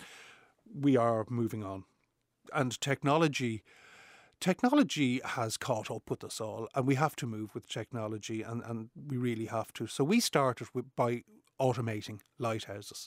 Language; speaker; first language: English; native; English